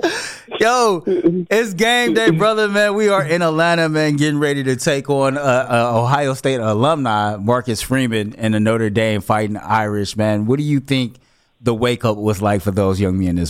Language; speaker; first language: English; native; English